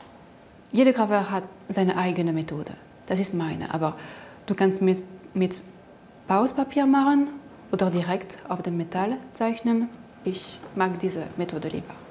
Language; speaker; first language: German; non-native, fluent; French